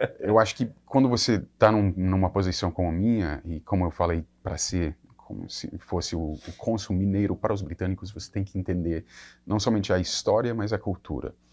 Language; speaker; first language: Portuguese; non-native, fluent; English